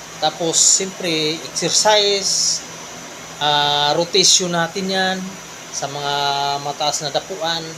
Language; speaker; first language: Filipino; non-native, local second language; Cebuano